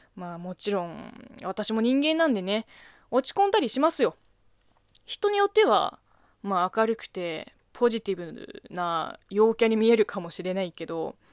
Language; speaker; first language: Japanese; non-native, fluent; Chinese